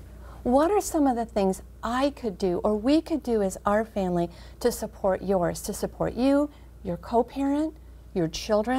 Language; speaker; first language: English; native; English